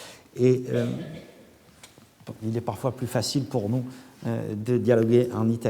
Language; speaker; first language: French; native; French